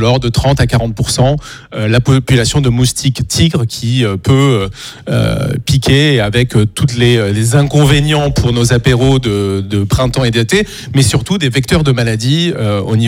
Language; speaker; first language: French; native; French